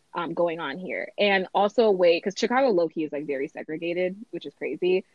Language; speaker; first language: English; native; English